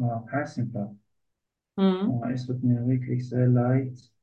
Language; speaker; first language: German; non-native, learner; Turkish